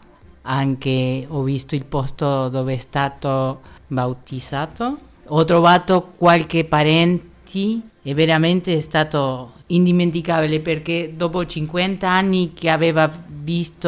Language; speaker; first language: Italian; early bilingual, heritage; Spanish